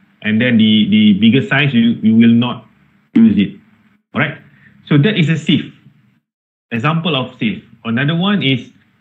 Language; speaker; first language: English; non-native, local second language; Malay